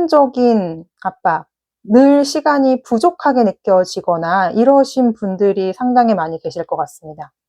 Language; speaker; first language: Korean; native; Korean